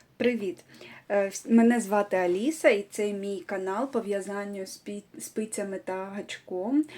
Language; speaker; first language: Ukrainian; non-native, local second language; Russian